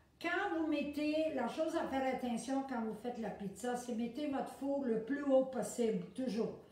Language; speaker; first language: French; native; French